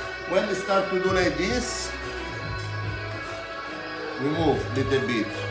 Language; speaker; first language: English; non-native, learner; Italian